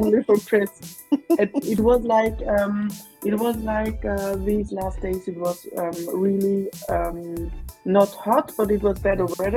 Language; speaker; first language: English; non-native, fluent; Swiss German